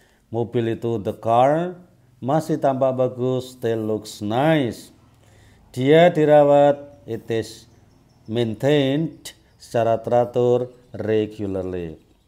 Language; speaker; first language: English; non-native, fluent; Indonesian